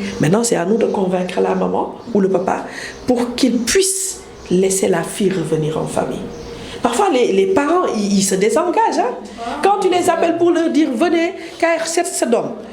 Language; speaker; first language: French; non-native, local second language; Wolof